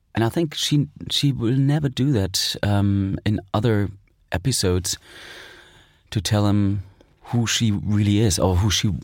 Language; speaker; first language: English; non-native, fluent; German